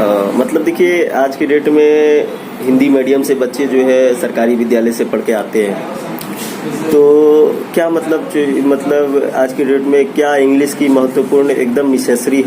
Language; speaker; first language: Hindi; native; Hindi